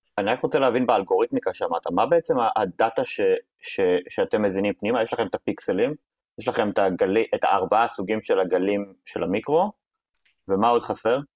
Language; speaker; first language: Hebrew; native; Hebrew